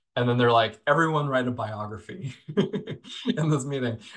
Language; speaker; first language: English; native; English